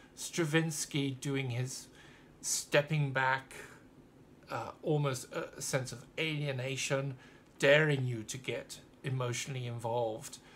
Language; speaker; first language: English; native; English